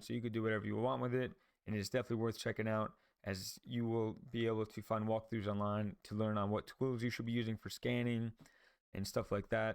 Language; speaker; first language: English; native; English